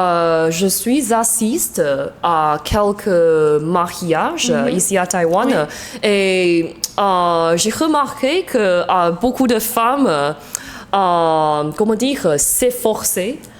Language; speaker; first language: French; non-native, learner; Chinese